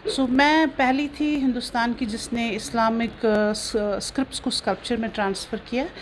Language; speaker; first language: Urdu; non-native, local second language; Kashmiri